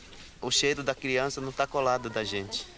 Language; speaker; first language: Portuguese; non-native, local second language; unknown